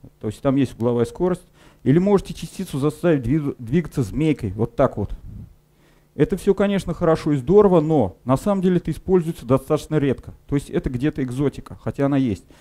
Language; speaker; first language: Russian; native; Russian